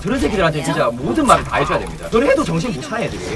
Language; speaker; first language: Korean; native; Korean